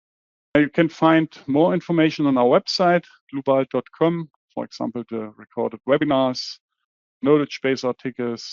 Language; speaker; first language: English; non-native, fluent; German